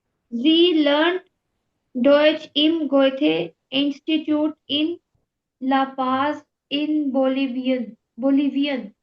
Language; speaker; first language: German; non-native, learner; Urdu